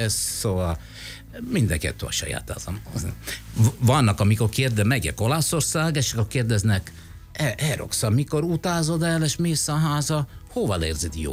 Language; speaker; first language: Hungarian; non-native, fluent; Italian